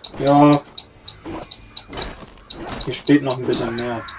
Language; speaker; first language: German; native; German